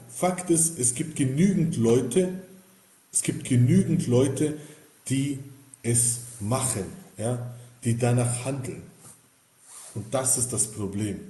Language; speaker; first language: German; early bilingual, other home language; Bosnian